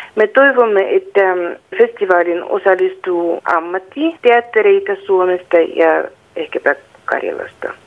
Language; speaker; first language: Finnish; non-native, fluent; Russian